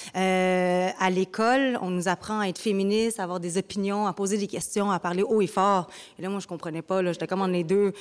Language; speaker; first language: French; early bilingual, other home language; Vietnamese